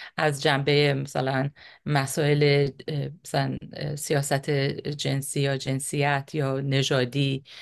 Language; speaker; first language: Persian; native; Persian